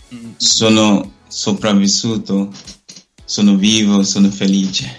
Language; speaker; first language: Italian; non-native, learner; Nigerian Pidgin